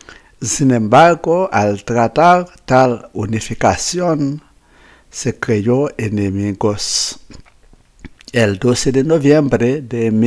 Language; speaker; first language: Spanish; non-native, fluent; Haitian Creole